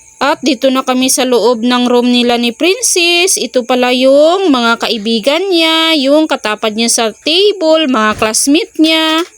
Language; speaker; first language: Filipino; non-native, local second language; Cebuano